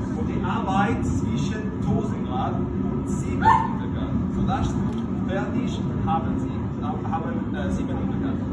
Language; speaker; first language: German; non-native, learner; Italian